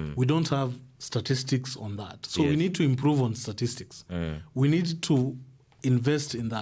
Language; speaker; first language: English; non-native, local second language; Swahili